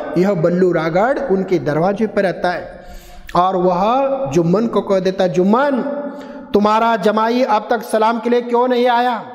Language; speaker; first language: Hindi; non-native, local second language; Marathi